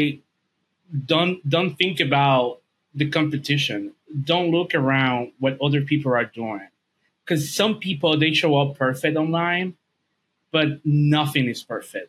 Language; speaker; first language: English; non-native, fluent; Spanish